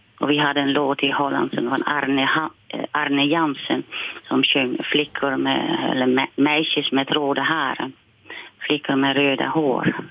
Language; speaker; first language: Swedish; non-native, fluent; Dutch